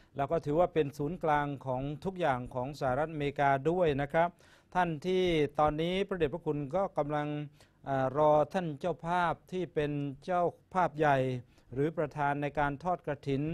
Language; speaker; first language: Thai; native; Thai